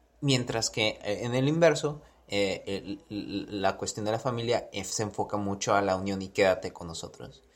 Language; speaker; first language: Spanish; early bilingual, heritage; Spanish